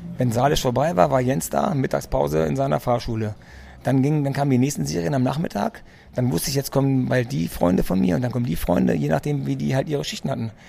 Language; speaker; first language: German; early bilingual, other home language; Greek